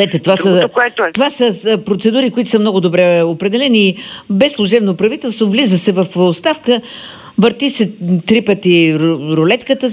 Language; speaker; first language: Bulgarian; native; Bulgarian